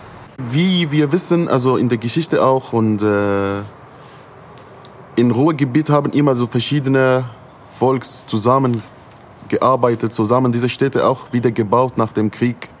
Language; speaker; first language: German; non-native, fluent; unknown